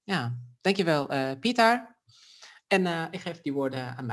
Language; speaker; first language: Dutch; non-native, fluent; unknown